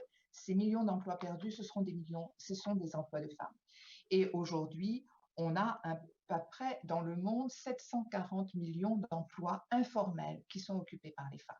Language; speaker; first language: French; native; French